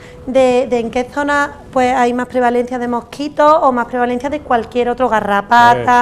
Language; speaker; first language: Spanish; native; Spanish